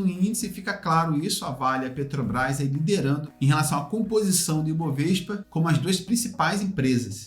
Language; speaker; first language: Portuguese; native; Portuguese